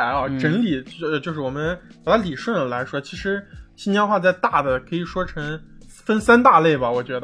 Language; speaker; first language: Chinese; native; Chinese